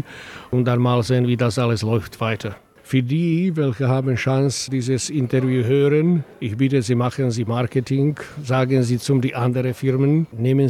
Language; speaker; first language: German; non-native, learner; Slovak